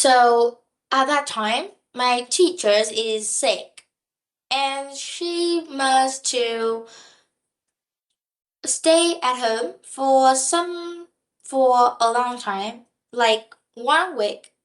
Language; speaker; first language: English; non-native, learner; Vietnamese